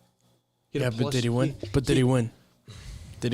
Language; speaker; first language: English; native; English